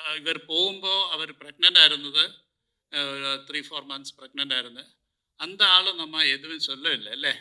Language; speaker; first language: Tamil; non-native, learner; Malayalam